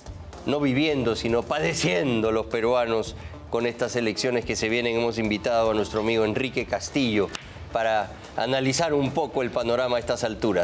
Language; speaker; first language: Spanish; native; Spanish